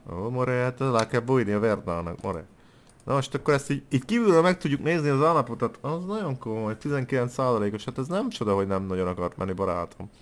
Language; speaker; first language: Hungarian; native; Hungarian